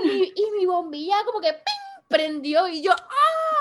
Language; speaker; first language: Spanish; early bilingual, heritage; Spanish